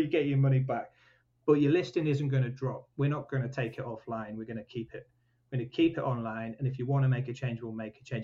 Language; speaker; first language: English; native; English